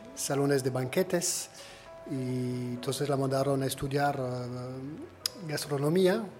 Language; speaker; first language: Spanish; non-native, fluent; French